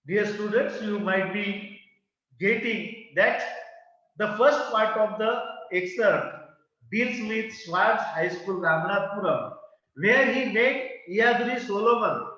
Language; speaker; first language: English; non-native, local second language; Marathi